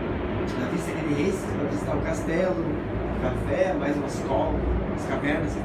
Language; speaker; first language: Portuguese; native; Portuguese